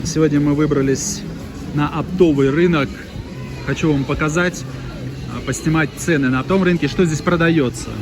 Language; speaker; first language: Russian; native; Russian